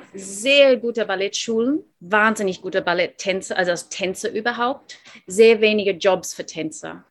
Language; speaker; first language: German; non-native, fluent; English